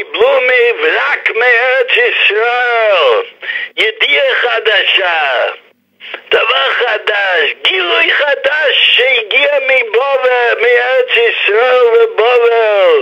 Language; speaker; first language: Hebrew; non-native, fluent; English